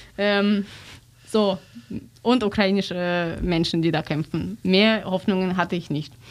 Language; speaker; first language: German; non-native, learner; Russian